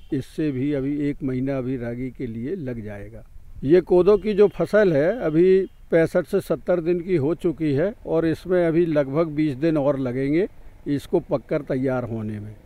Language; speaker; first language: Hindi; native; Hindi